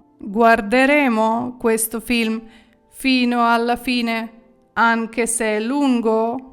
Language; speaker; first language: Italian; non-native, fluent; Ukrainian